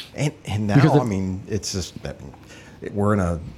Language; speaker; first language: English; native; English